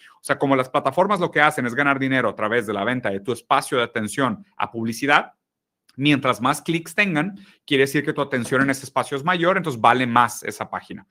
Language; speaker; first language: Spanish; early bilingual, other home language; Portuguese